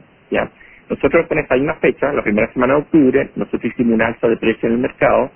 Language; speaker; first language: Spanish; native; Spanish